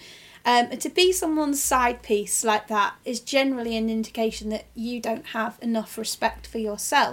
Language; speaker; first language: English; native; English